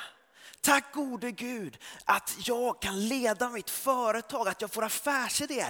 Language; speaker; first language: Swedish; early bilingual, heritage; Swedish